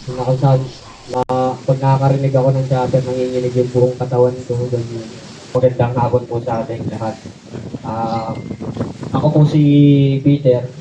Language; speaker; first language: Filipino; native; Filipino